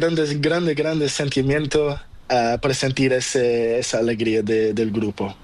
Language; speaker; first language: Spanish; non-native, learner; Portuguese